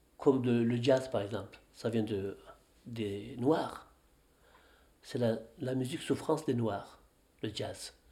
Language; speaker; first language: French; non-native, fluent; Turkish